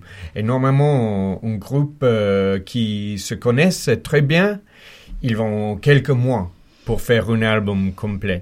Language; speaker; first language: French; non-native, fluent; English